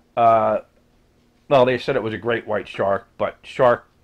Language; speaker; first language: English; native; English